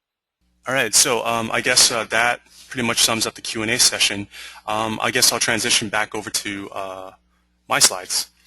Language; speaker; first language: English; native; English